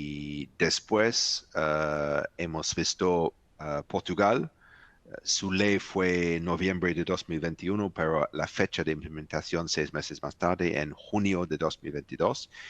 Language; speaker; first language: Spanish; non-native, fluent; English